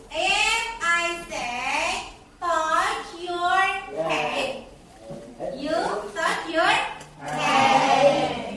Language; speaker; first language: English; non-native, learner; Indonesian